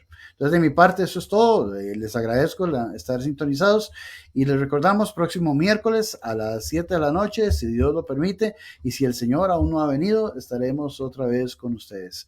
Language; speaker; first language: Spanish; native; Spanish